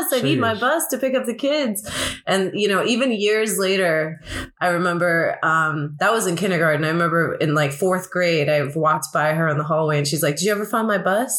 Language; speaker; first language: English; early bilingual, other home language; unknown